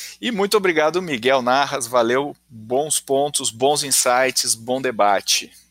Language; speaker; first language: Portuguese; native; Portuguese